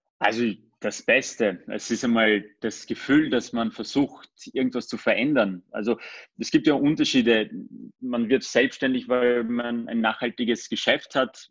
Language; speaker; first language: German; early bilingual, other home language; Armenian